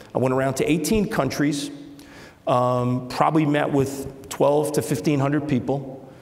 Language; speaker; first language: English; native; English